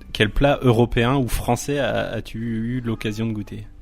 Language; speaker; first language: French; native; French